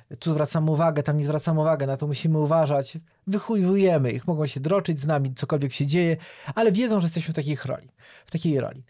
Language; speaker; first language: Polish; native; Polish